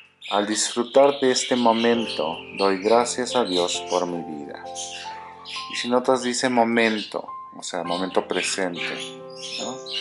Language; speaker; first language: Spanish; native; Spanish